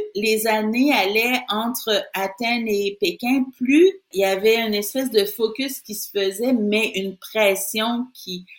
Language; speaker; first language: French; native; French